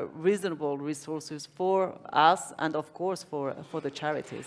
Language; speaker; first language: English; non-native, fluent; Spanish